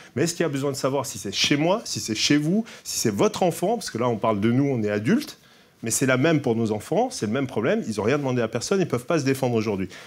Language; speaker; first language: French; native; French